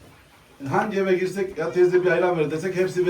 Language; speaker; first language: Turkish; native; Turkish